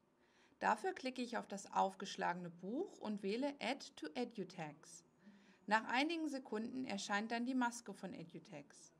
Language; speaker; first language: German; native; German